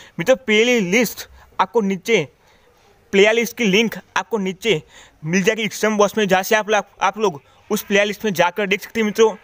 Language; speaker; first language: Hindi; non-native, local second language; Gujarati